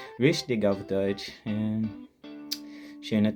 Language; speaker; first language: German; non-native, learner; English